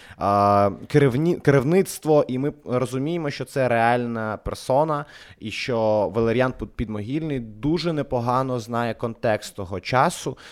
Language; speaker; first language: Ukrainian; non-native, local second language; Russian